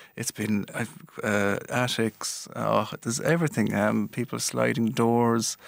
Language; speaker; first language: English; native; English